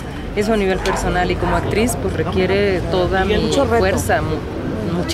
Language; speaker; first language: Spanish; native; Spanish